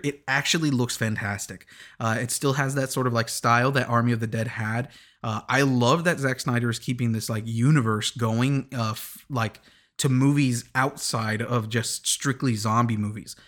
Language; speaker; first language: English; early bilingual, other home language; Spanish